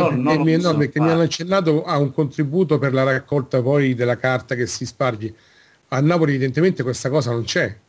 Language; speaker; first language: Italian; native; Italian